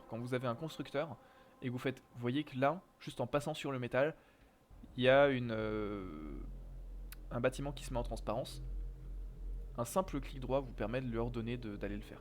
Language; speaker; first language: French; native; French